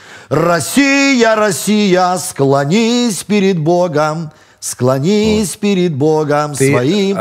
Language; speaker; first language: Russian; native; Russian